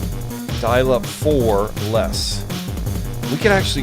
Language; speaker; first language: English; native; English